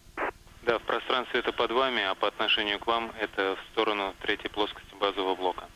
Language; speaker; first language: Russian; native; Russian